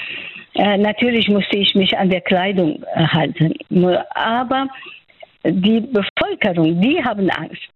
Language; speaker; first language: German; non-native, fluent; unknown